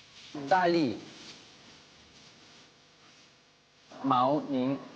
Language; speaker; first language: Chinese; non-native, learner; Thai